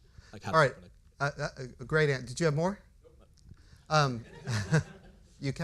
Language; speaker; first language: English; native; English